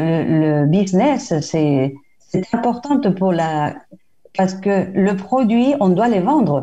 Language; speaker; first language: French; non-native, fluent; Spanish